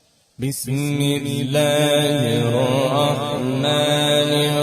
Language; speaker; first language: Arabic; native; Arabic